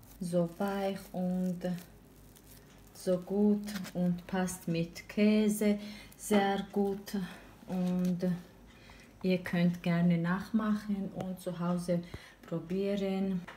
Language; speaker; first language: German; non-native, fluent; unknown